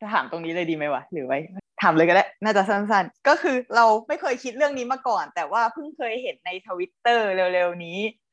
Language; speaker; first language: Thai; native; Thai